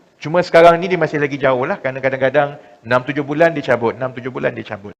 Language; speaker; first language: Malay; native; Malay